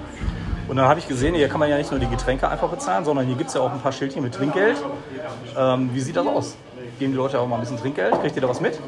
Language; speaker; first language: German; native; German